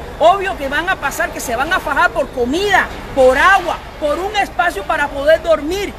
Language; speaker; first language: Spanish; native; Spanish